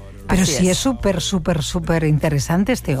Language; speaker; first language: Spanish; native; Spanish